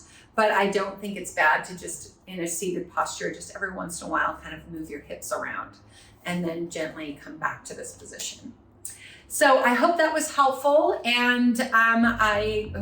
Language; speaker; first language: English; native; English